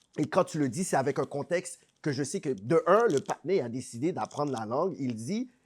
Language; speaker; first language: French; native; French